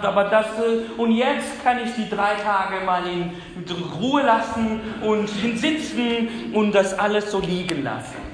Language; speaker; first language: German; non-native, fluent; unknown